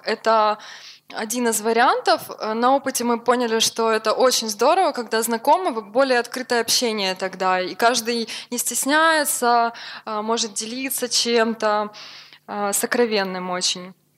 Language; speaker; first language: Russian; native; Russian